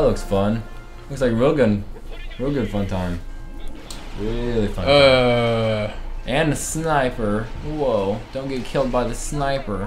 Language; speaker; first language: English; native; English